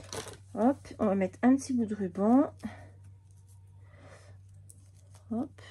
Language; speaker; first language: French; native; French